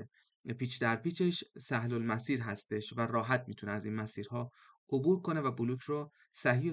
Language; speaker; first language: Persian; native; Persian